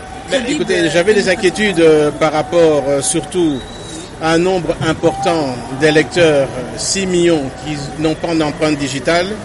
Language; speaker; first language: French; non-native, local second language; Lingala